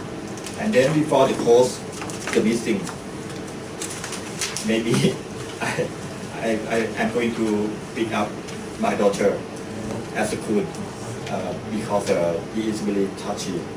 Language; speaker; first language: English; non-native, learner; Thai